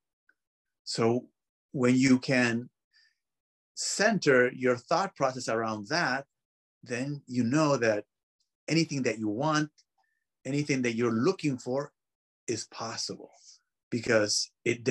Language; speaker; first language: English; non-native, fluent; Spanish